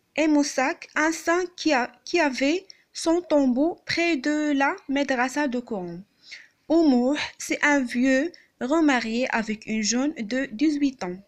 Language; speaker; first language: French; non-native, local second language; Arabic